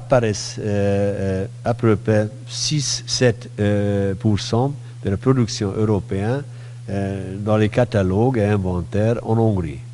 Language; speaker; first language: French; non-native, fluent; Hungarian